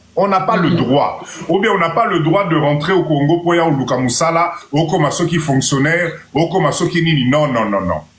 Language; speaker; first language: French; non-native, local second language; Lingala